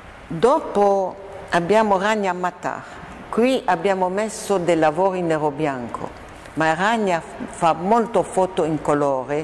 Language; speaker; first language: Italian; non-native, fluent; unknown